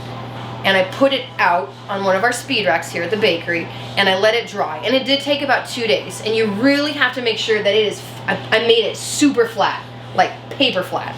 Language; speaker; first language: English; native; English